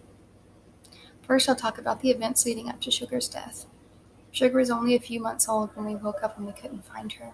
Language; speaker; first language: English; native; English